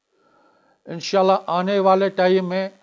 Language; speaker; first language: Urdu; non-native, local second language; Kashmiri